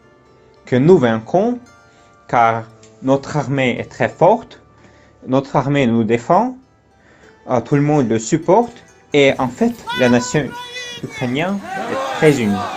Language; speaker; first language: French; non-native, learner; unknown